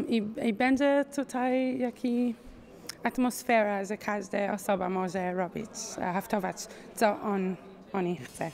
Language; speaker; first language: Polish; non-native, learner; Hebrew